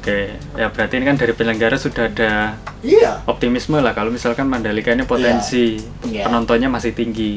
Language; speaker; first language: Indonesian; native; Indonesian